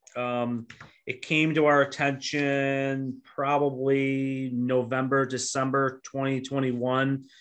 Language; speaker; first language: English; native; English